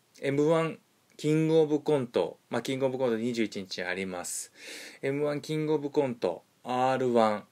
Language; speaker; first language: Japanese; native; Japanese